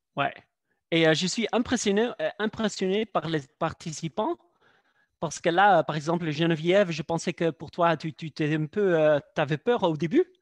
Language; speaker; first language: French; non-native, fluent; Dutch